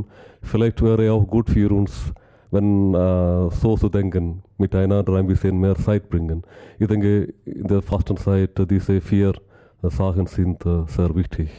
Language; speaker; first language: German; non-native, learner; Malayalam